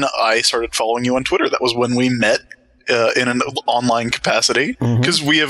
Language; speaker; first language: English; native; English